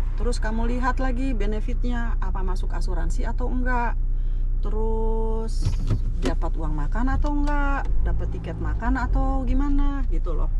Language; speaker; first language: Indonesian; native; Indonesian